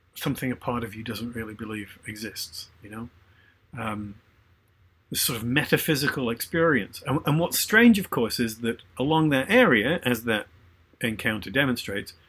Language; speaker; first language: English; native; English